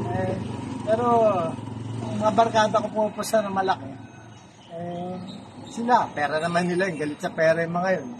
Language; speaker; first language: Filipino; native; Filipino